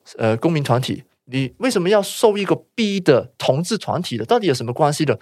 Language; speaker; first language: Chinese; non-native, local second language; Cantonese